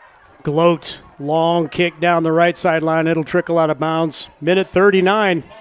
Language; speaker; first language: English; native; English